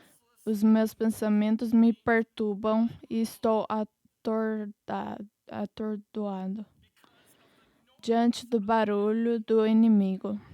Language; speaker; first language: Portuguese; non-native, fluent; English